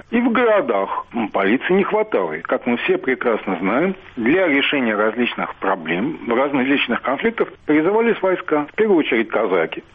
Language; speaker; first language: Russian; native; Russian